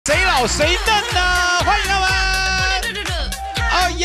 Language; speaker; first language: Chinese; native; Chinese